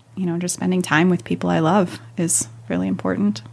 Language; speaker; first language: English; native; English